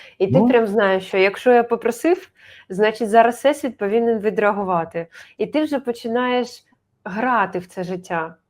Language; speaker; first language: Ukrainian; native; Ukrainian